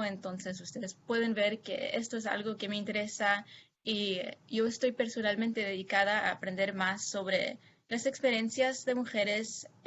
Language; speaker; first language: Spanish; non-native, fluent; English